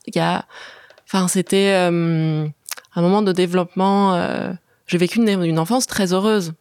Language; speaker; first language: French; early bilingual, other home language; Chinese